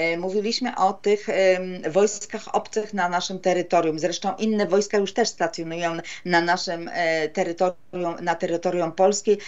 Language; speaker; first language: Polish; native; Polish